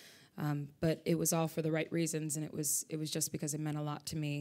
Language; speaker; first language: English; native; English